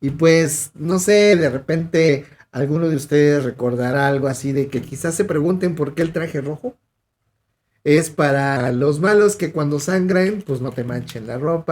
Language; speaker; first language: Spanish; native; Spanish